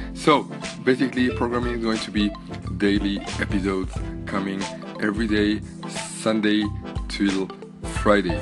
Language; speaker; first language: English; non-native, fluent; French